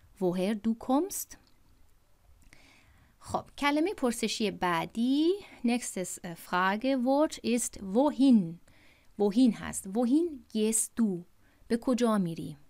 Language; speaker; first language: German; non-native, fluent; Persian